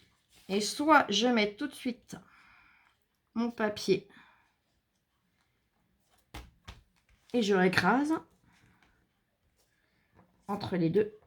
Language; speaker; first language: French; native; French